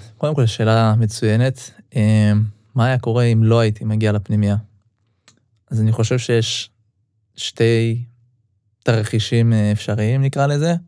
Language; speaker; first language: Hebrew; early bilingual, other home language; Russian